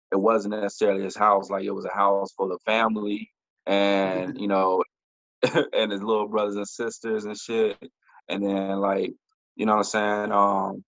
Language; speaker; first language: English; native; English